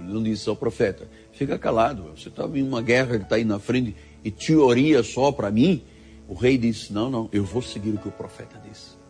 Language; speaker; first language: Portuguese; native; Portuguese